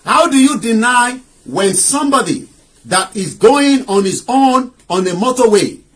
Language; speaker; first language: English; non-native, local second language; Yoruba